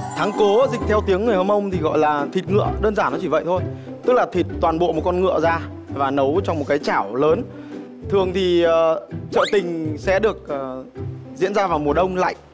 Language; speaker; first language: Vietnamese; non-native, local second language; Muong